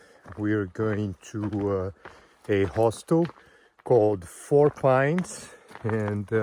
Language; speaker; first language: English; non-native, fluent; Portuguese